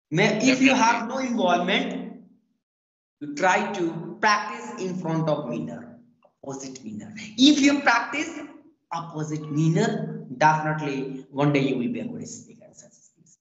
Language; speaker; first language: English; non-native, learner; Hindi